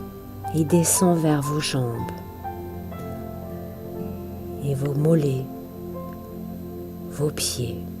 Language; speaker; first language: French; native; French